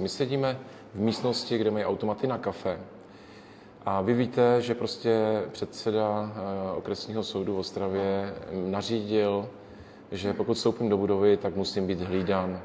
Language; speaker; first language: Czech; native; Czech